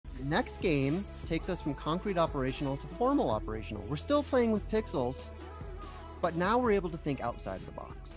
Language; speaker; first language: English; native; English